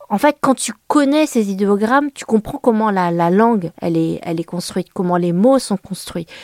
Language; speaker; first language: French; early bilingual, other home language; Vietnamese